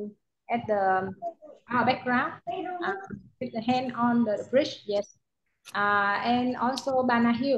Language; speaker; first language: English; non-native, learner; Vietnamese